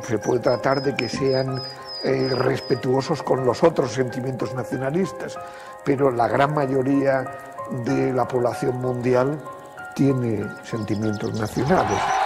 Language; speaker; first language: Spanish; non-native, local second language; Catalan